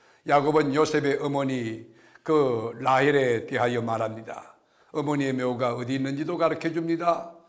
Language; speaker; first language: Korean; native; Korean